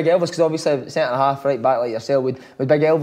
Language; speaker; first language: English; native; English